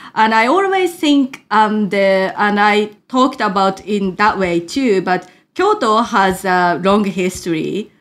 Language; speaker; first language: English; non-native, fluent; Japanese